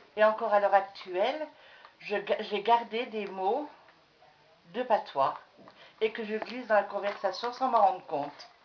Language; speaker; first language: French; native; French